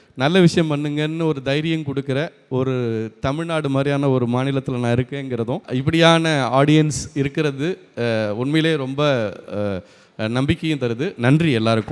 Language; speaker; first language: Tamil; native; Tamil